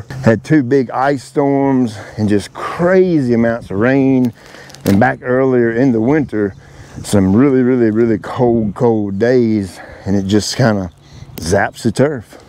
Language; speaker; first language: English; native; English